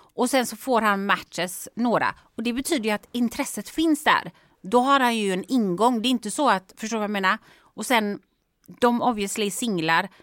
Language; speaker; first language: Swedish; native; Swedish